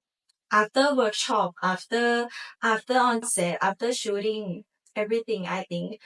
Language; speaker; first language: English; non-native, learner; Thai